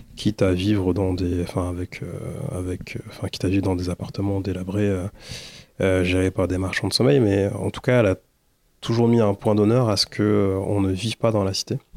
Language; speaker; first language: French; early bilingual, other home language; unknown